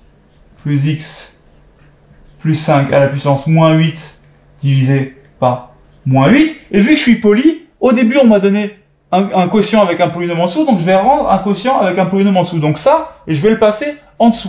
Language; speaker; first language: French; native; French